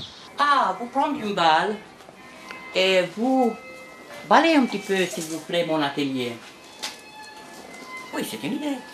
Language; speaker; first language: French; non-native, learner; Romanian